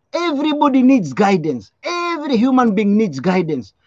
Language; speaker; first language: English; non-native, local second language; Swahili